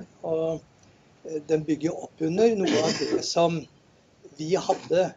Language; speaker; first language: Norwegian; native; Norwegian